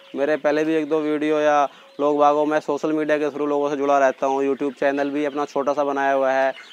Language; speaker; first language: Hindi; native; Hindi